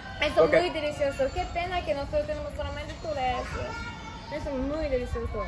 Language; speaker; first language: Spanish; non-native, learner; Japanese